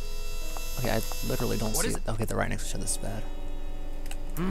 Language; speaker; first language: English; native; English